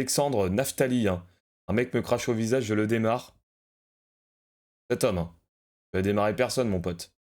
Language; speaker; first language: French; native; French